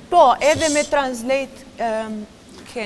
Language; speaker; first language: Albanian; early bilingual, heritage; Albanian